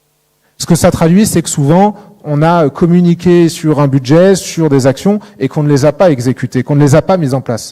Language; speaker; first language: French; native; French